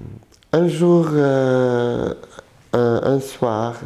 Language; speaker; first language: French; non-native, local second language; Arabic